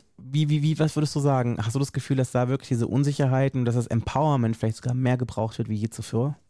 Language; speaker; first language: German; native; German